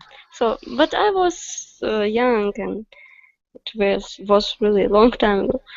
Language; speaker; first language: English; non-native, learner; Russian